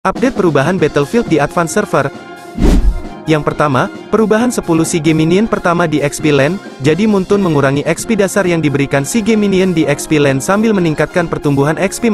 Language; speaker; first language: Indonesian; native; Indonesian